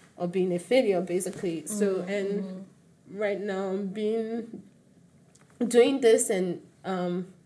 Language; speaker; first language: English; non-native, local second language; Yoruba